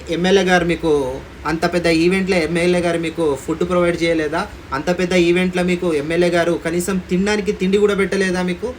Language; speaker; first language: Telugu; non-native, local second language; Lambadi